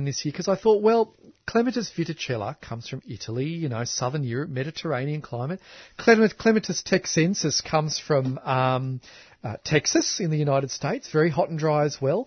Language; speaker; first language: English; native; English